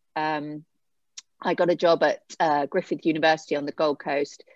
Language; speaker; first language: English; native; English